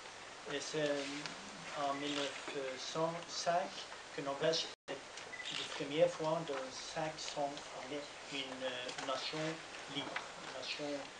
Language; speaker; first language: French; non-native, learner; Norwegian